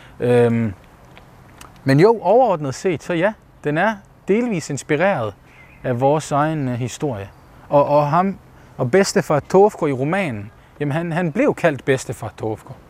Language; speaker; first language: Danish; early bilingual, other home language; Bosnian